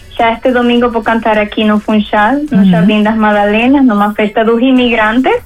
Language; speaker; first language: Portuguese; early bilingual, heritage; Portuguese